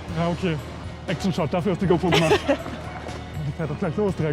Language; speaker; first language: German; native; German